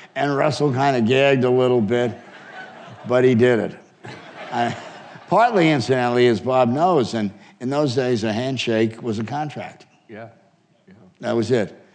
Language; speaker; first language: English; native; English